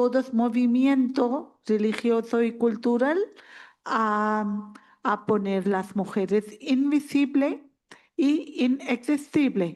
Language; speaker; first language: Spanish; non-native, learner; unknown